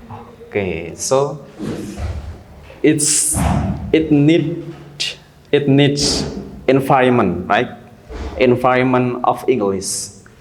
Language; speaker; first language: English; non-native, learner; Indonesian